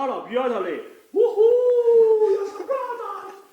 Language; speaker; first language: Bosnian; non-native, learner; Cantonese